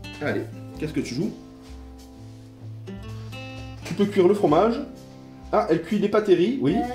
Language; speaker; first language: French; native; French